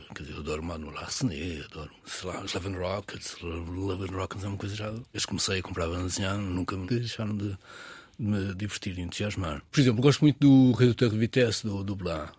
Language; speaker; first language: Portuguese; native; Portuguese